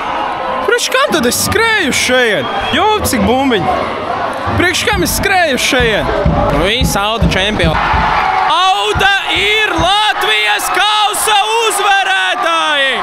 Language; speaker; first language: Latvian; native; Latvian